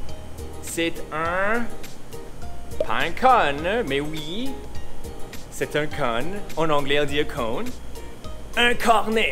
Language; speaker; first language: French; non-native, learner; English